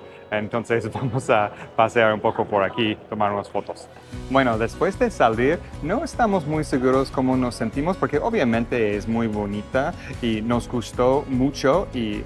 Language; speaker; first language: Spanish; non-native, fluent; English